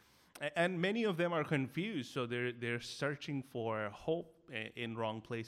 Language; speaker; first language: English; non-native, local second language; Hindi